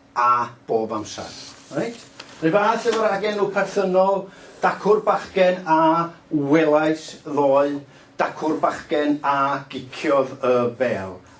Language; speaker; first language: Welsh; native; Welsh